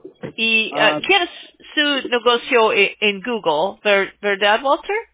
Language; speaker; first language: Spanish; non-native, learner; English